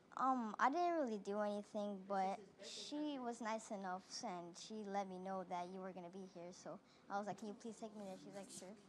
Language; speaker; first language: English; native; English